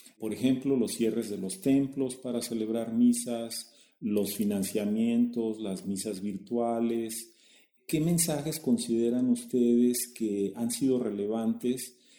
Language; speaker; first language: Spanish; native; Spanish